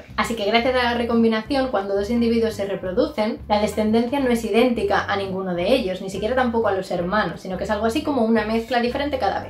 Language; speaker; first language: Spanish; native; Spanish